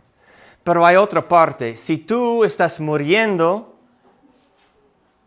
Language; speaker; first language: Spanish; non-native, fluent; English